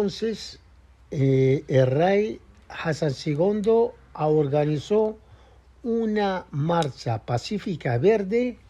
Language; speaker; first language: Spanish; non-native, fluent; Arabic